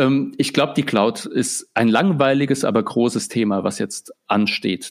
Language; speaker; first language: German; native; German